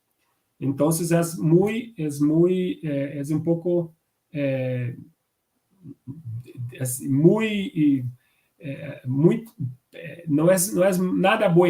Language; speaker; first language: Spanish; non-native, fluent; Portuguese